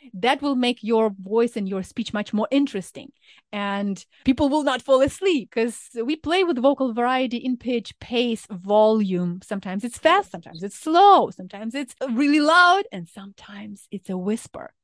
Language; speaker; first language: English; non-native, fluent; Ukrainian